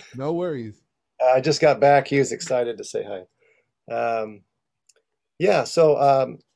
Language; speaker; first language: English; native; English